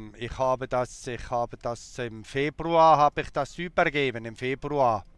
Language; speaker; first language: German; native; German